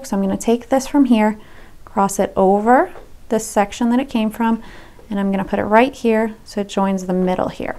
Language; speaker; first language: English; native; English